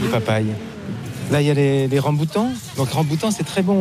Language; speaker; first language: French; native; French